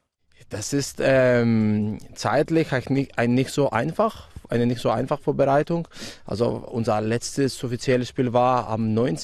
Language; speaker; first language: German; non-native, fluent; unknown